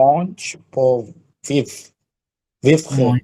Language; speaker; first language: French; non-native, learner; Bangla